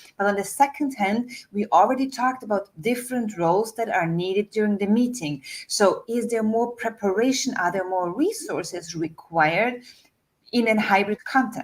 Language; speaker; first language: English; non-native, fluent; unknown